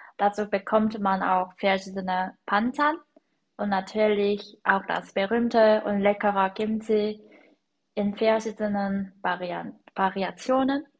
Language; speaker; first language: German; non-native, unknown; Korean